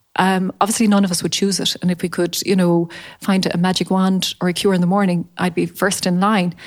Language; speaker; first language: English; native; English